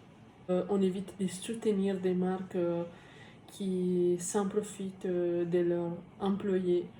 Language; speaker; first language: French; non-native, fluent; Italian